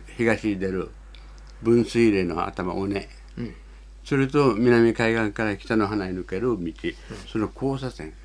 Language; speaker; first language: Japanese; native; Japanese